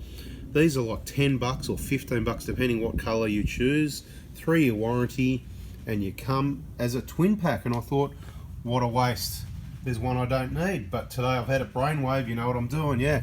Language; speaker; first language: English; native; English